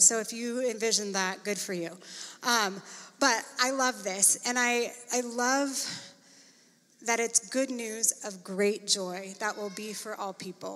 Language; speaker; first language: English; native; English